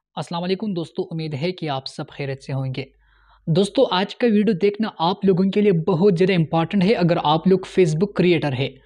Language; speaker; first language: Urdu; native; Urdu